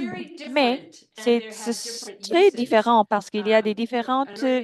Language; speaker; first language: French; non-native, fluent; English